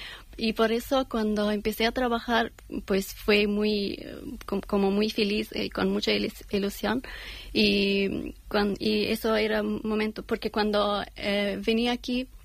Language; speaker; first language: Spanish; non-native, fluent; Persian